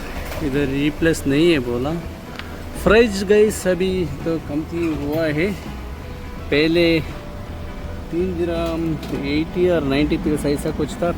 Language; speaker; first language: Hindi; non-native, local second language; Kannada